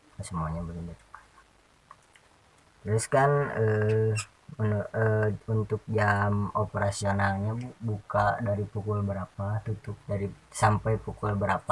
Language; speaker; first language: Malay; non-native, local second language; Sundanese